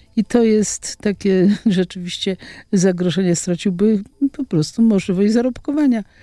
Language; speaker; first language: Polish; native; Polish